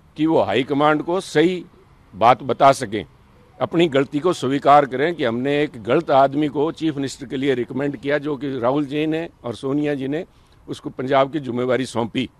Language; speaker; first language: Hindi; non-native, local second language; Punjabi